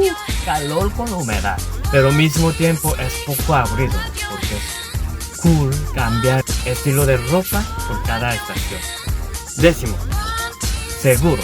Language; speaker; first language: Spanish; non-native, learner; Korean